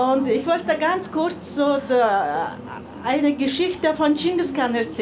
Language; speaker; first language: German; non-native, fluent; Mongolian